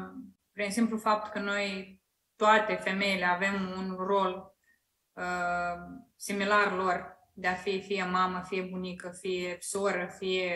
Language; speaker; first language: Romanian; native; Romanian